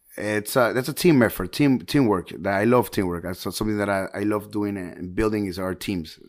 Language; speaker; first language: English; early bilingual, heritage; Spanish